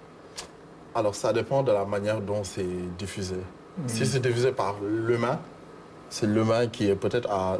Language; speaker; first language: French; non-native, local second language; Wolof